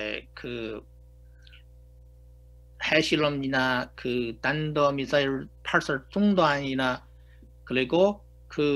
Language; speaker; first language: Korean; non-native, fluent; Chinese